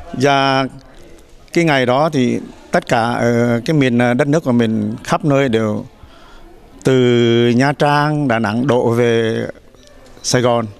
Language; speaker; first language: Vietnamese; native; Vietnamese